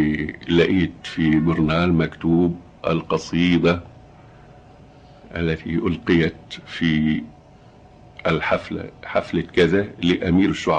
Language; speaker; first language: Arabic; native; Arabic